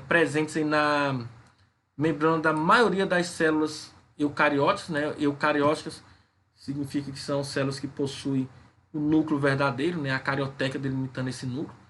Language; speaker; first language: Portuguese; native; Portuguese